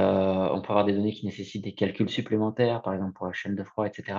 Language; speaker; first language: French; native; French